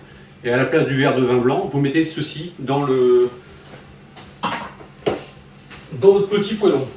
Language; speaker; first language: French; native; French